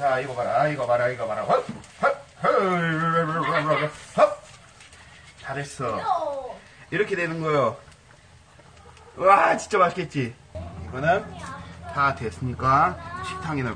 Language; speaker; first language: Korean; non-native, fluent; English